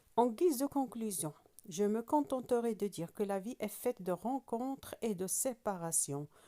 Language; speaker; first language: French; non-native, local second language; Arabic